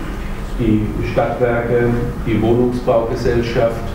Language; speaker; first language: German; native; German